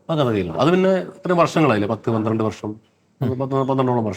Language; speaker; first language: Malayalam; native; Malayalam